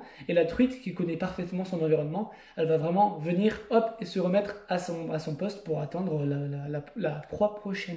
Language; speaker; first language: French; native; French